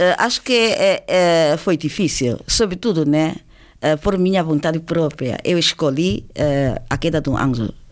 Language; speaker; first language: Portuguese; non-native, fluent; Chinese